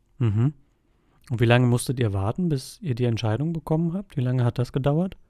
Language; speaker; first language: German; native; German